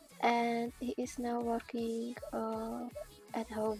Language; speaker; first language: English; non-native, learner; Czech